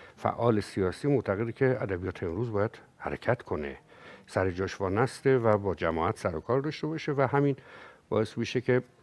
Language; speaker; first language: Persian; native; Persian